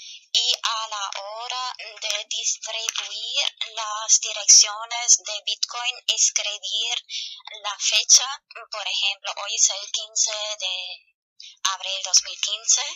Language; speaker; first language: Spanish; non-native, fluent; German